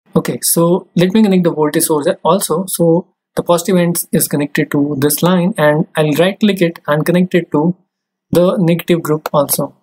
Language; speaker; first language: English; non-native, local second language; Hindi